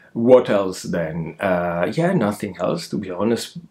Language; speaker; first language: English; non-native, fluent; Italian